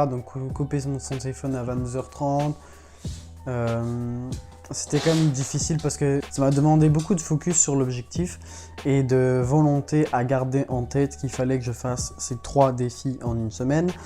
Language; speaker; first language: French; native; French